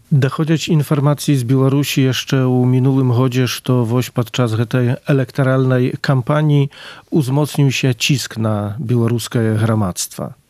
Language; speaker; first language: Belarusian; native; Belarusian